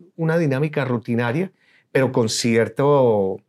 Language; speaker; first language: Spanish; native; Spanish